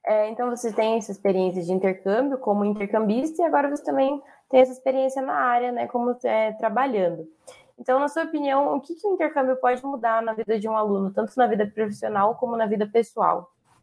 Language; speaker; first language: Portuguese; native; Portuguese